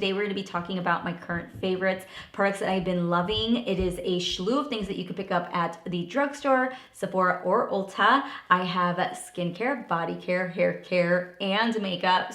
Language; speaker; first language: English; native; English